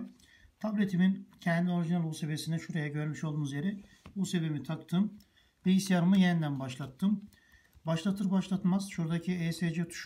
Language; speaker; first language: Turkish; native; Turkish